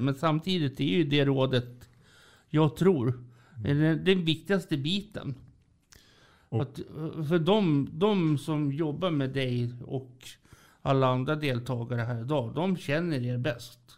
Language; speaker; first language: Swedish; native; Swedish